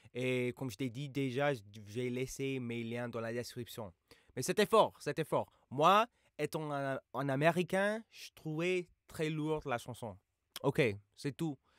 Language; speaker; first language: French; non-native, fluent; English